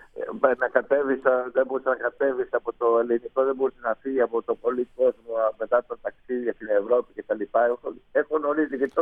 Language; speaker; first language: Greek; non-native, fluent; Spanish